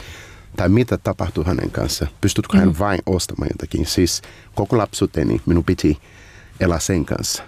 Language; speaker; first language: Finnish; non-native, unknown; Portuguese